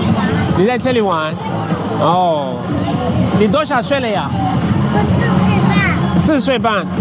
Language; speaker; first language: Chinese; non-native, fluent; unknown